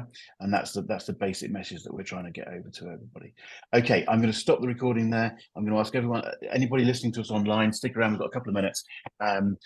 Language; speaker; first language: English; native; English